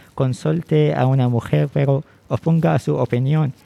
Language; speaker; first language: Spanish; non-native, fluent; Arabic